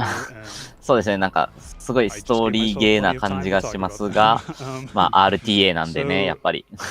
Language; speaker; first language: Japanese; native; Japanese